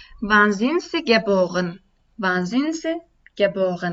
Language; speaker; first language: German; non-native, fluent; Turkish